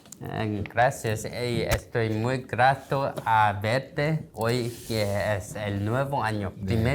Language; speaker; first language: Spanish; non-native, learner; Korean